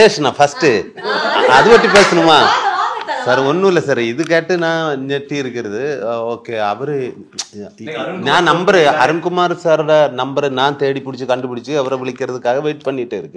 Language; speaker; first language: Tamil; non-native, learner; Malayalam